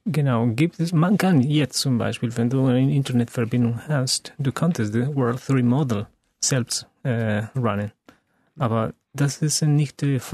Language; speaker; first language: German; non-native, fluent; Spanish